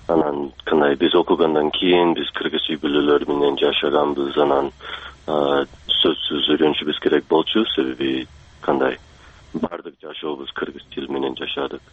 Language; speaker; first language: Kyrgyz; non-native, learner; English